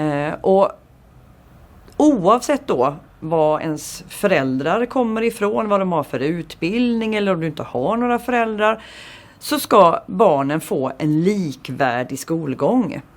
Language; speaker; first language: Swedish; native; Swedish